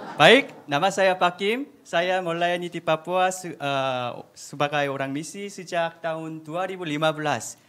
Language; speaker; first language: Indonesian; non-native, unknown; Korean